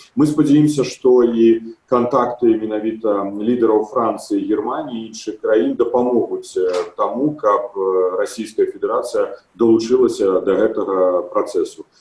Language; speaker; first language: Belarusian; native; Belarusian